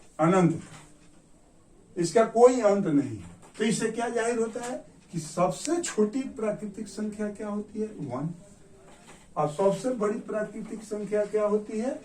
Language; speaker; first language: Hindi; native; Hindi